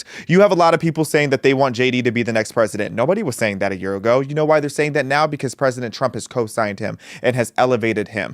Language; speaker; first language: English; native; English